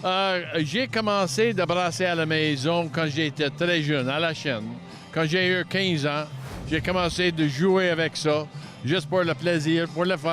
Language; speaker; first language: French; non-native, local second language; English